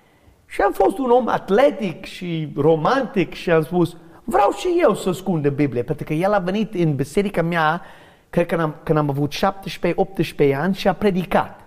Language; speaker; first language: Romanian; non-native, learner; English